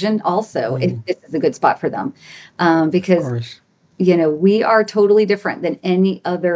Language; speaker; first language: English; native; English